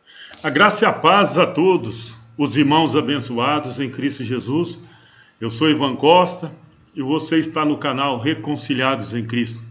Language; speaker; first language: Portuguese; native; Portuguese